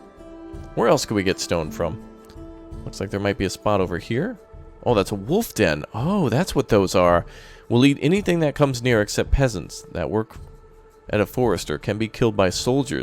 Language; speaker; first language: English; native; English